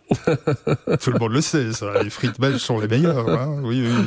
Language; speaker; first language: French; native; French